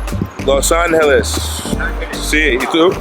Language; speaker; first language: Spanish; non-native, learner; English